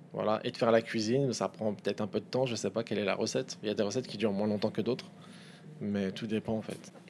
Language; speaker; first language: French; native; French